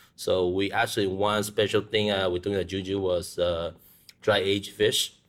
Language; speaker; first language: English; non-native, learner; Chinese